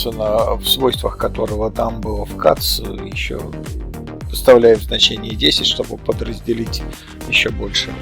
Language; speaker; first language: Russian; native; Russian